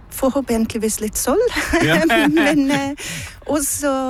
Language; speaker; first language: Norwegian; non-native, learner; English